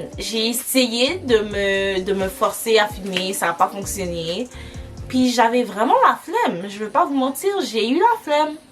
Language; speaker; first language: French; early bilingual, other home language; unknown